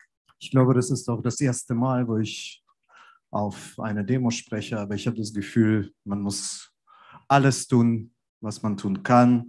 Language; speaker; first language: German; non-native, fluent; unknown